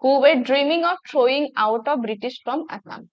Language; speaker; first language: English; non-native, local second language; Assamese